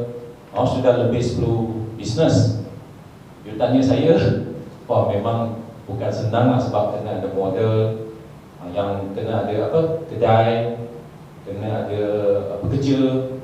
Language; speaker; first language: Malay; non-native, local second language; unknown